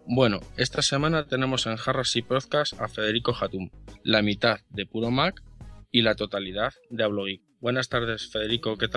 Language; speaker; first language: Spanish; native; Spanish